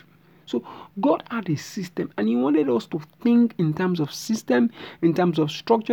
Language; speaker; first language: English; non-native, local second language; Yoruba